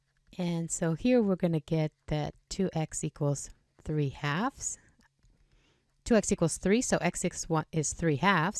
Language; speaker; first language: English; native; English